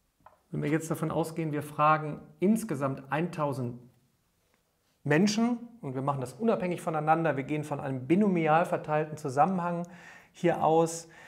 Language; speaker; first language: German; native; German